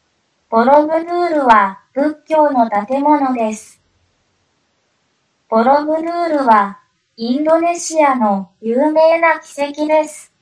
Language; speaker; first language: Japanese; non-native, learner; Indonesian